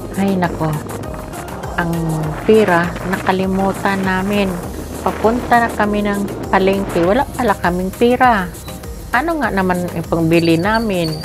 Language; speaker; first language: Filipino; non-native, local second language; Cebuano